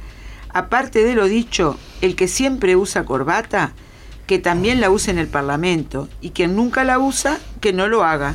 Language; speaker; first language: Spanish; native; Spanish